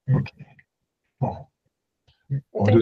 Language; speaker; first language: French; native; French